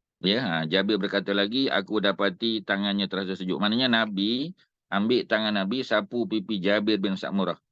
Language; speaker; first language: Malay; native; Malay